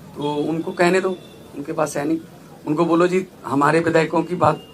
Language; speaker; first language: Hindi; non-native, local second language; Punjabi